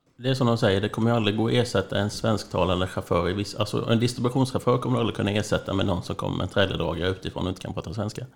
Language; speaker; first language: Swedish; native; Swedish